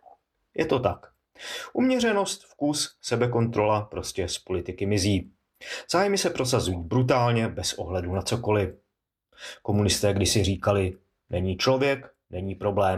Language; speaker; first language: Czech; native; Czech